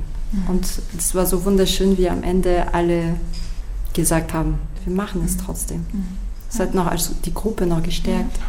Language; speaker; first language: German; non-native, fluent; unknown